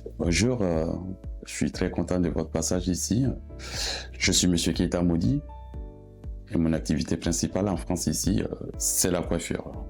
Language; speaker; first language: French; non-native, local second language; Bambara